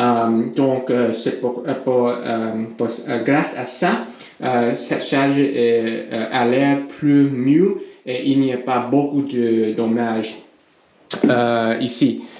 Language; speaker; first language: French; non-native, learner; English